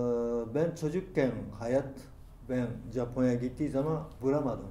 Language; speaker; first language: Turkish; non-native, learner; Japanese